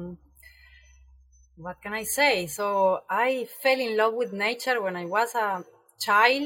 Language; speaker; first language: English; non-native, fluent; Spanish